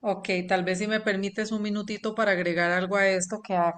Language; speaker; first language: Spanish; native; Spanish